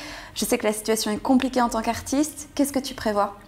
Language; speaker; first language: French; native; French